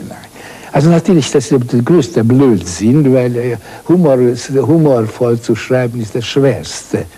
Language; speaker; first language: German; non-native, fluent; Hungarian